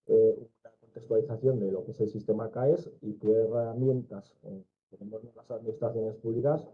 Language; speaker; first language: Spanish; native; Spanish